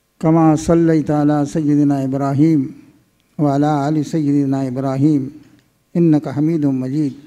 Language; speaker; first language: Urdu; native; Urdu